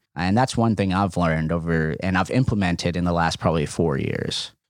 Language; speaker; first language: English; native; English